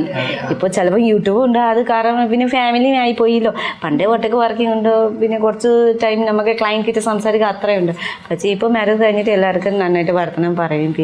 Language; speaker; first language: Malayalam; non-native, learner; Nepali